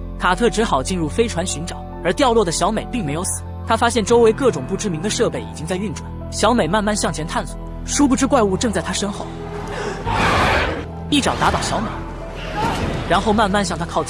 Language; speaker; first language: Chinese; native; Chinese